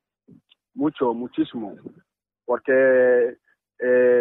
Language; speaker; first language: Spanish; non-native, learner; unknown